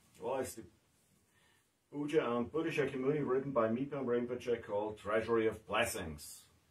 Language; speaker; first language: English; non-native, fluent; German